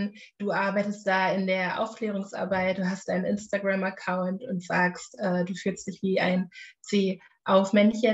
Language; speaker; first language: German; native; German